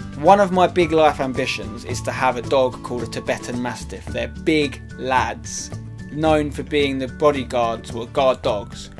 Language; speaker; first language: English; native; English